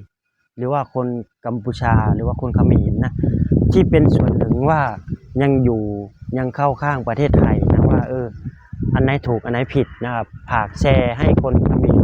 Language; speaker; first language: Thai; non-native, local second language; Lao